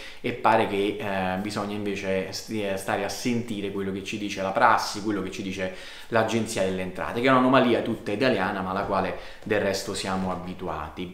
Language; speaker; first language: Italian; native; Italian